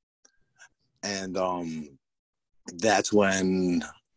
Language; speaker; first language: English; native; English